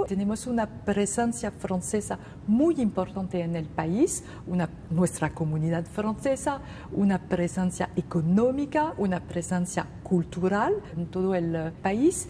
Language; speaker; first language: Spanish; non-native, fluent; French